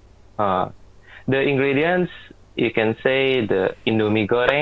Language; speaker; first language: English; non-native, learner; Indonesian